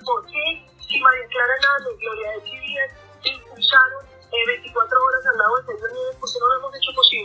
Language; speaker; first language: Spanish; native; Spanish